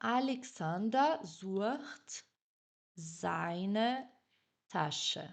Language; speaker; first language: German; non-native, fluent; French